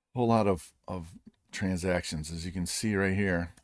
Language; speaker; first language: English; native; English